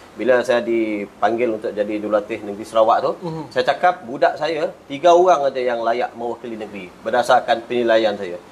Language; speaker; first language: Malay; native; Malay